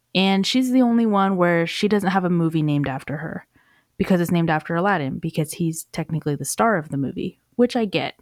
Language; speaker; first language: English; native; English